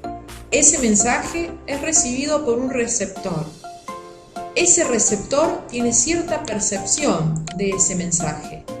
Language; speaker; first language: Spanish; native; Spanish